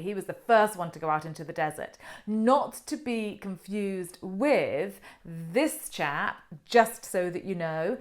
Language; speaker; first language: English; native; English